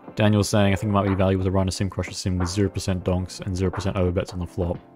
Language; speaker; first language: English; native; English